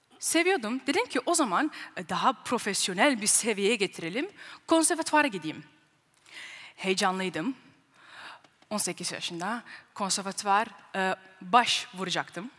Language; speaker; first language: Turkish; early bilingual, heritage; Turkish